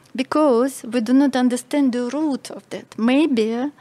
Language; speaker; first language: English; non-native, fluent; Russian